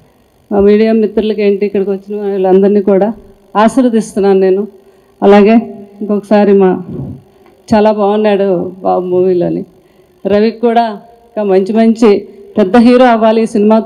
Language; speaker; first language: Telugu; native; Telugu